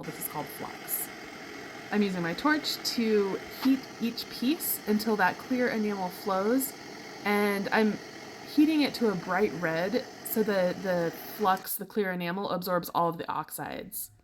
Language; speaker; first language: English; native; English